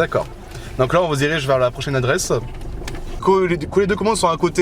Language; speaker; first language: French; native; French